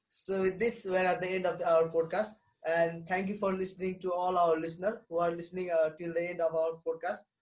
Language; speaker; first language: English; non-native, local second language; Nepali